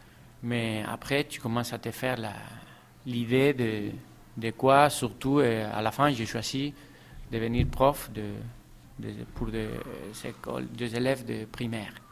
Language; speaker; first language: French; non-native, fluent; Spanish